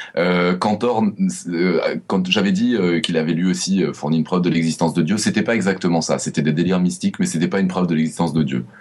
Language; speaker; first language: French; native; French